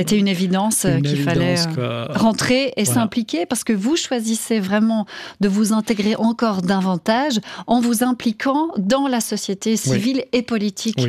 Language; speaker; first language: French; native; French